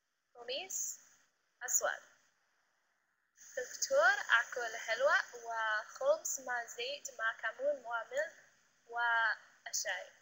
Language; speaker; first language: Arabic; non-native, learner; English